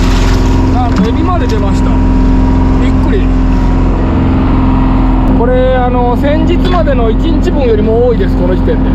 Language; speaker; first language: Japanese; native; Japanese